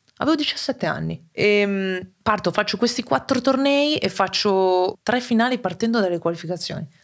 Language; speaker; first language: Italian; native; Italian